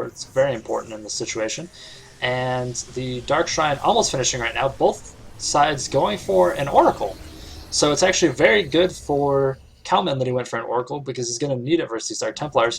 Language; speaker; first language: English; native; English